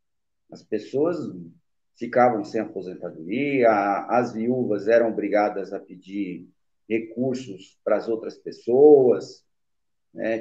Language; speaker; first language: Portuguese; native; Portuguese